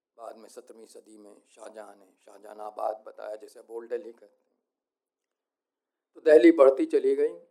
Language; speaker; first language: Hindi; native; Hindi